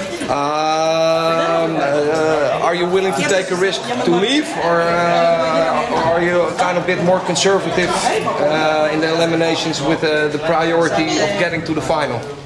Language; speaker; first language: English; non-native, fluent; Dutch